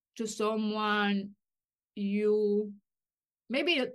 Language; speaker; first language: English; non-native, fluent; Romanian